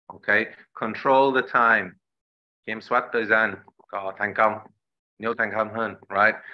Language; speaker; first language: Vietnamese; non-native, learner; English